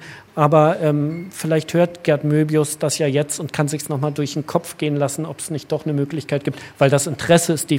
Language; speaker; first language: German; native; German